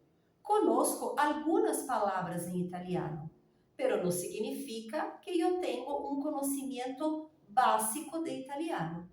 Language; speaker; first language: Spanish; non-native, fluent; Portuguese